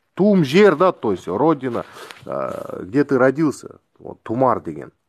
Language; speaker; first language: Russian; non-native, local second language; Kazakh